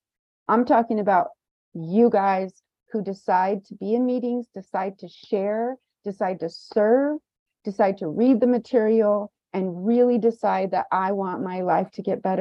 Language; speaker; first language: English; native; English